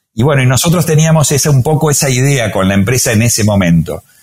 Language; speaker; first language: Spanish; native; Spanish